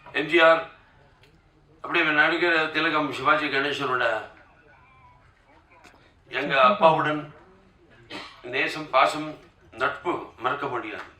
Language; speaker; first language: Tamil; non-native, local second language; Telugu